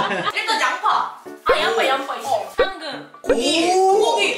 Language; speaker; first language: Korean; non-native, learner; Japanese